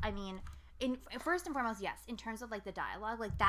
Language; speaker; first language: English; native; English